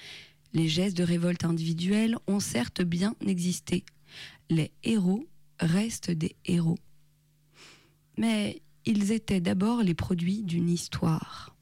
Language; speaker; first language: French; native; French